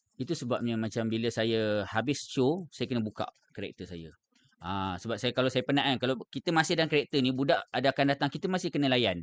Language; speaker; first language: Malay; native; Malay